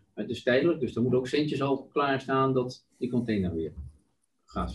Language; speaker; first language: Dutch; native; Dutch